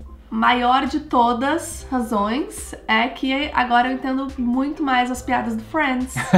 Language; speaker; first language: Portuguese; native; Portuguese